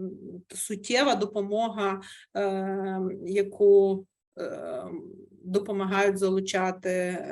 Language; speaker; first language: Ukrainian; native; Ukrainian